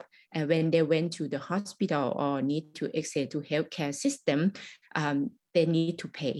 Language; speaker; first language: English; non-native, learner; Thai